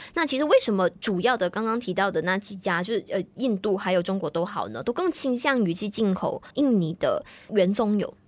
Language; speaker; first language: Chinese; native; Chinese